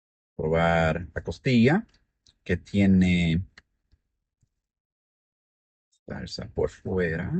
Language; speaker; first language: Spanish; early bilingual, heritage; Spanish